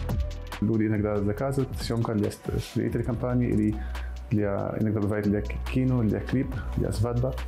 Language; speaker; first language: Russian; non-native, fluent; Arabic